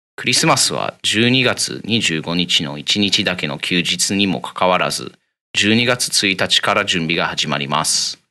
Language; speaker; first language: Japanese; non-native, fluent; English